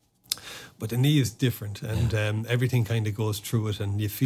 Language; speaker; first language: English; non-native, local second language; Irish